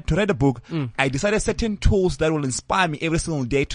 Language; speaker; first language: English; non-native, local second language; Northern Sotho